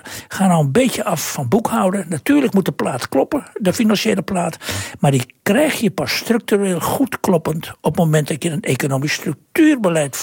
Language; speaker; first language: Dutch; native; Dutch